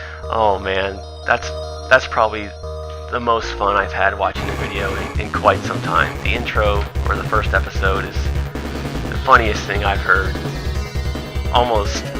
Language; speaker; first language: English; native; English